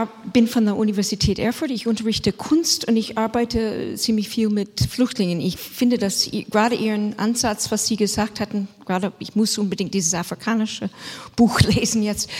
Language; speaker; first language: German; non-native, fluent; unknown